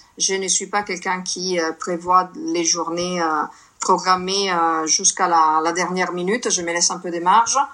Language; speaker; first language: French; non-native, fluent; Italian